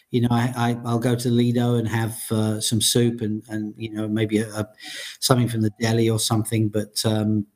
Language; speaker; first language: English; native; English